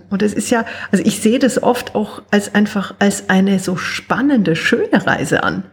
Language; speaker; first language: German; native; German